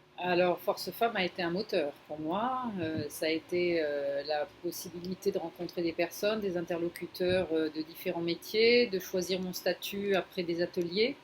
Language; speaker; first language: French; non-native, fluent; Spanish